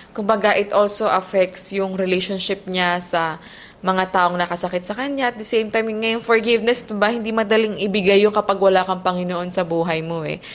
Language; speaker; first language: Filipino; native; Filipino